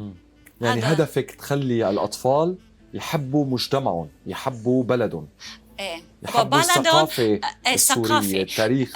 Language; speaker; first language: Arabic; native; Arabic